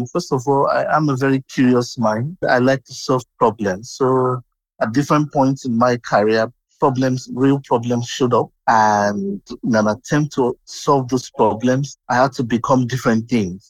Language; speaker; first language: English; non-native, local second language; Yoruba